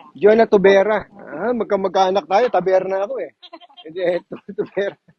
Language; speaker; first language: Filipino; native; Filipino